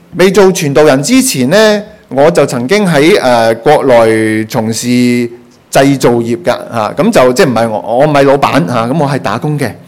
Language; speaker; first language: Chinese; non-native, local second language; Cantonese